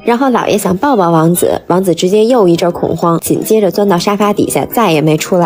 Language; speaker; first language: Chinese; native; Chinese